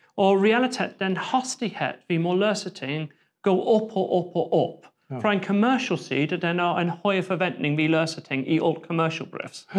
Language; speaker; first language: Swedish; non-native, fluent; English